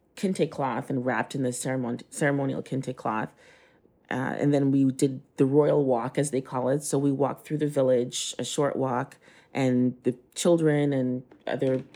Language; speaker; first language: English; native; English